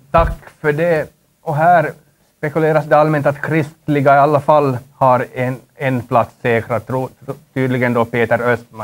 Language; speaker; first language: Swedish; native; Swedish